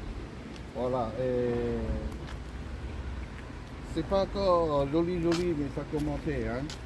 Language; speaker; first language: French; non-native, learner; Hmong